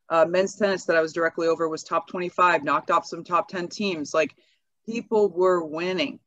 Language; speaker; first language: English; native; English